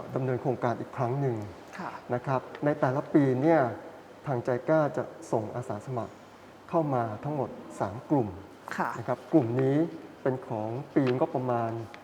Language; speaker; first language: Thai; native; Thai